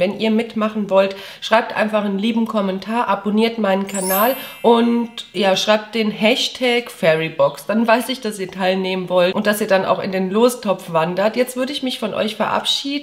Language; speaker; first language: German; native; German